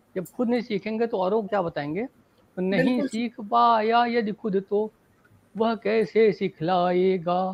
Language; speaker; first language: Hindi; native; Hindi